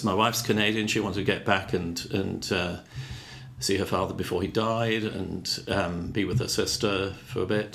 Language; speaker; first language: English; native; English